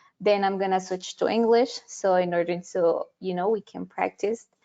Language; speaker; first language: English; non-native, local second language; Spanish